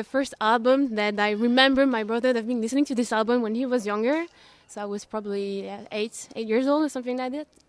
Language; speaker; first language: English; non-native, fluent; French